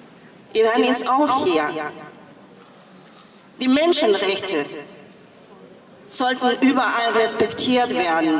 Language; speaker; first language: German; non-native, fluent; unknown